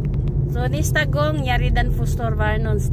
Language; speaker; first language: Swedish; non-native, learner; Filipino